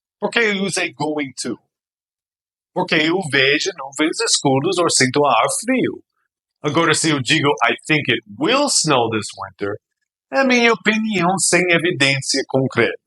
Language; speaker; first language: Portuguese; non-native, fluent; English